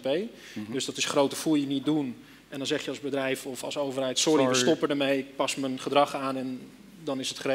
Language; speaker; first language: Dutch; native; Dutch